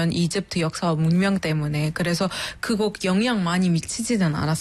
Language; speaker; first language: Korean; non-native, fluent; Arabic